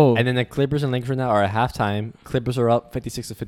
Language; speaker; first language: English; native; English